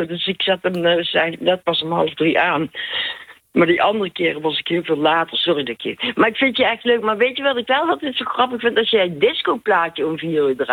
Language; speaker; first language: Dutch; native; Dutch